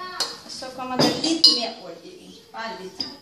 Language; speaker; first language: Danish; non-native, fluent; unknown